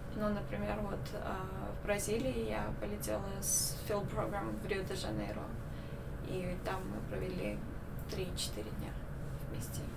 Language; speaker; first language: Russian; non-native, local second language; Armenian